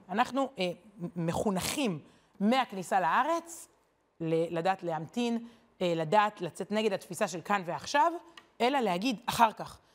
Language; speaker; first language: Hebrew; native; Hebrew